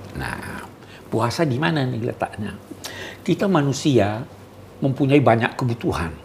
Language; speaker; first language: Indonesian; native; Indonesian